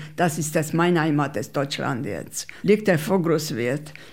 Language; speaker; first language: German; non-native, fluent; Italian